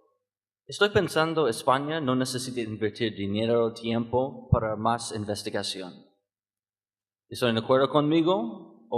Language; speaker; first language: Spanish; non-native, learner; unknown